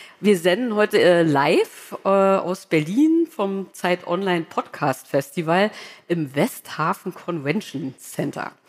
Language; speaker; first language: German; native; German